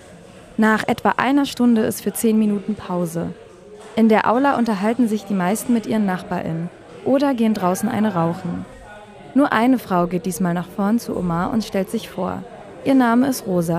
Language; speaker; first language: German; native; German